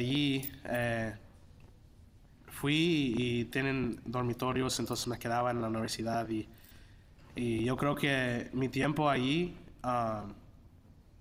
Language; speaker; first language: Spanish; early bilingual, heritage; Spanish